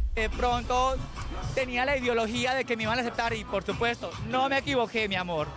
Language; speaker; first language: Spanish; native; Spanish